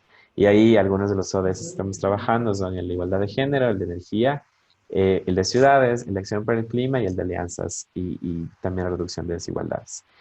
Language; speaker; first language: Spanish; native; Spanish